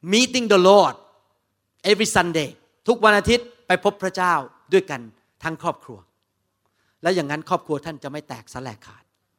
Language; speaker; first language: Thai; native; Thai